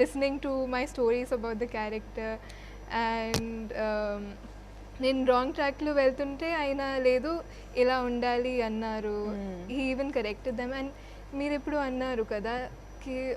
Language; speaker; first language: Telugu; non-native, fluent; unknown